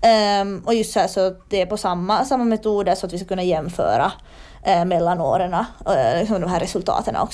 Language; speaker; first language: Swedish; native; Swedish